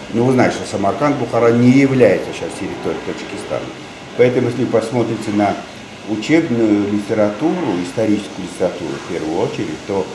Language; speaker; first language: Russian; non-native, local second language; Tajik